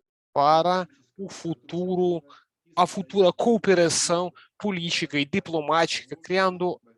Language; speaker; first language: Portuguese; non-native, fluent; Russian